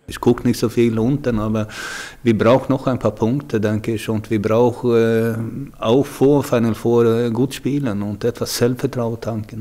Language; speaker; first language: German; non-native, fluent; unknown